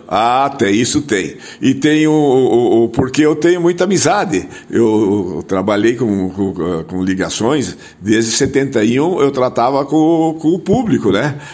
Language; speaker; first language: Portuguese; non-native, local second language; German